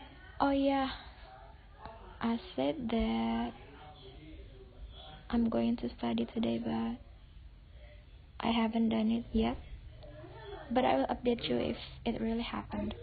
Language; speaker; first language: English; non-native, fluent; Indonesian